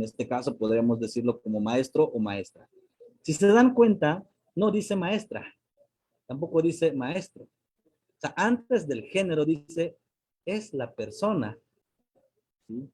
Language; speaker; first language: Spanish; non-native, local second language; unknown